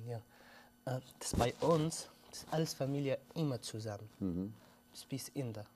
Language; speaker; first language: German; non-native, learner; Arabic